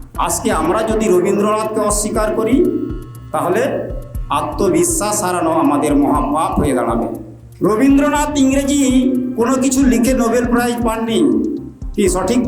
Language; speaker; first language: Bangla; non-native, local second language; Santali